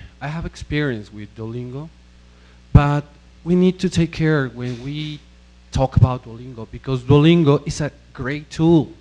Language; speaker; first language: English; non-native, fluent; Spanish